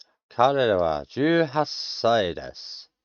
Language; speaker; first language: Japanese; non-native, learner; English